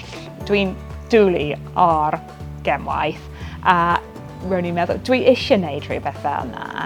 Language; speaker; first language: Welsh; non-native, fluent; English